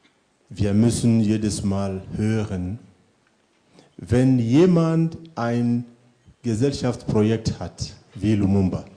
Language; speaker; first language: German; non-native, fluent; French